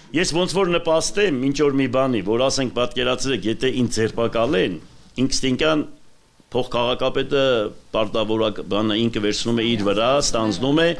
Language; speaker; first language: Armenian; native; Armenian